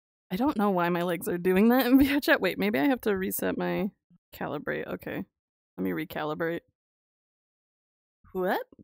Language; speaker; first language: English; native; English